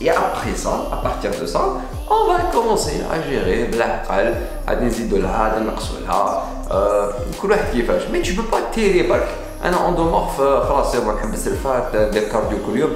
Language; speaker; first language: French; non-native, local second language; Arabic